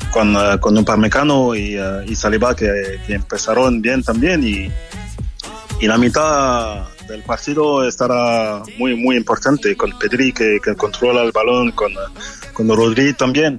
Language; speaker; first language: Spanish; non-native, learner; French